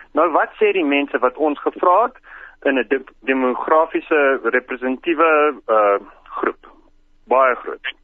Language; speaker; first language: Afrikaans; non-native, local second language; English